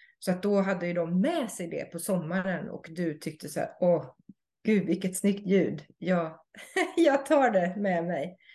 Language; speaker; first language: Swedish; native; Swedish